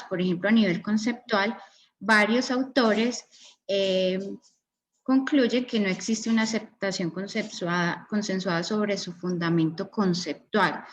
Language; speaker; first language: Spanish; native; Spanish